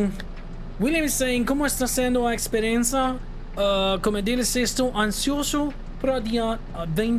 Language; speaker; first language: Spanish; non-native, learner; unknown